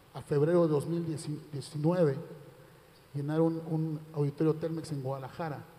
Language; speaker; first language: Spanish; native; Spanish